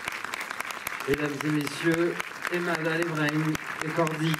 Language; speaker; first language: French; native; French